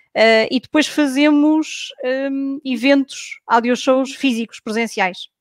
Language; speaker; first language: Portuguese; native; Portuguese